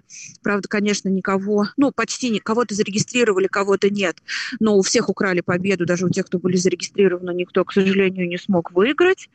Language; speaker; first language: Russian; native; Russian